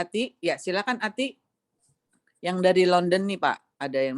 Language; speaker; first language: Indonesian; native; Indonesian